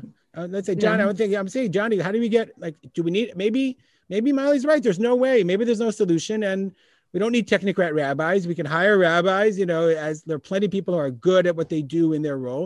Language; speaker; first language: English; native; English